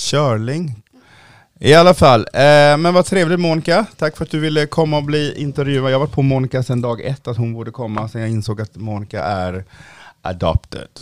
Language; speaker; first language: Swedish; native; Swedish